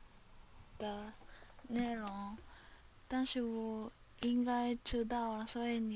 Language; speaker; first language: Chinese; non-native, learner; Japanese